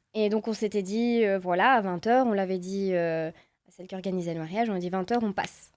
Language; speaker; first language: French; native; French